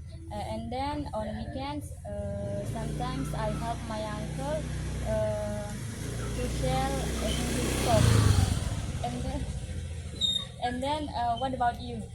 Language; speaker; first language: English; non-native, learner; Indonesian